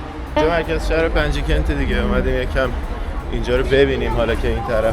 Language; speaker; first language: Persian; native; Persian